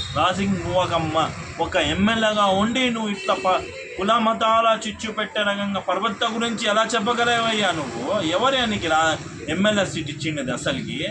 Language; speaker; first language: Telugu; non-native, local second language; Urdu